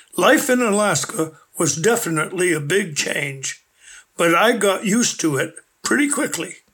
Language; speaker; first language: English; native; English